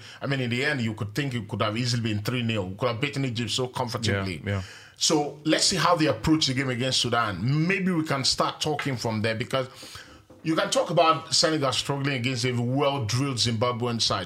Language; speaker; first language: English; non-native, local second language; Yoruba